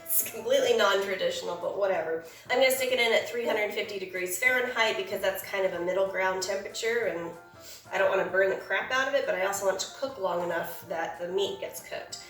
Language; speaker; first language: English; native; English